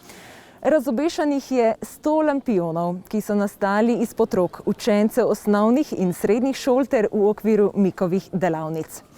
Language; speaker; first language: Slovenian; native; Slovenian